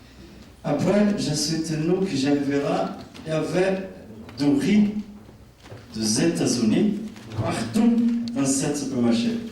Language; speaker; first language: French; non-native, fluent; Portuguese